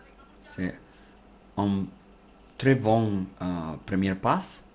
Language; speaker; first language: French; non-native, learner; Spanish